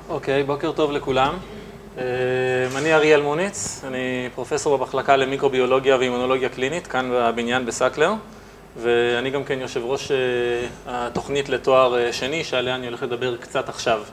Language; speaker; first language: Hebrew; native; Hebrew